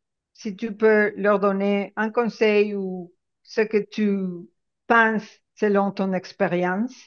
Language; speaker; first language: French; non-native, fluent; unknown